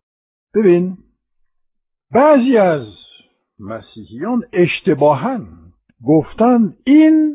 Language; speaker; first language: Persian; non-native, fluent; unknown